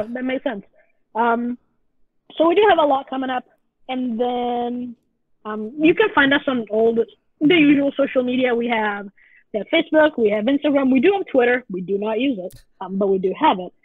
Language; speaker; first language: English; non-native, fluent; Italian